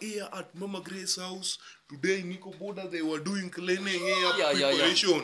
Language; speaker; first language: English; non-native, learner; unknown